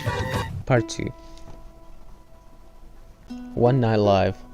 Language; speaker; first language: English; native; English